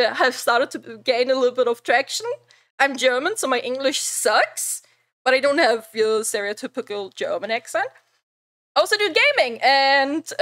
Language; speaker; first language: English; non-native, fluent; German